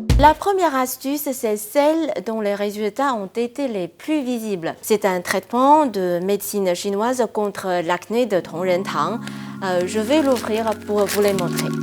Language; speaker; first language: French; non-native, fluent; Chinese